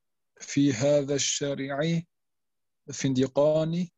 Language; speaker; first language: Arabic; non-native, learner; German